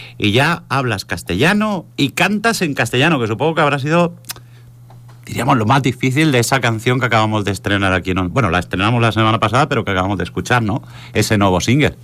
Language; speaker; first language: Spanish; native; Spanish